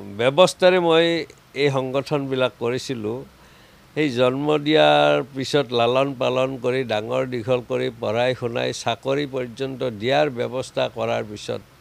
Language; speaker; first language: Assamese; native; Assamese